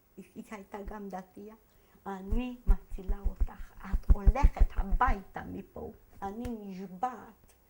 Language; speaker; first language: Hebrew; non-native, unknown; Hungarian